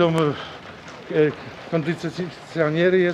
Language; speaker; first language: Russian; non-native, learner; Polish